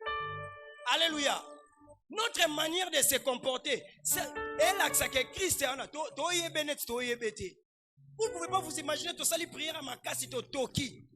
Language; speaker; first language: French; non-native, local second language; Lingala